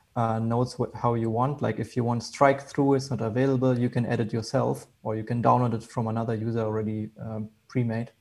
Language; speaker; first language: English; non-native, fluent; German